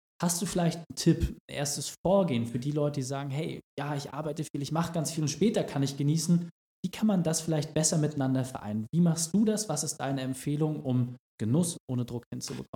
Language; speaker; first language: German; native; German